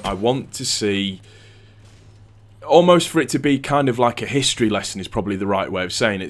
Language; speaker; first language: English; native; English